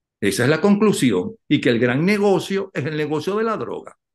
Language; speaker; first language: Spanish; native; Spanish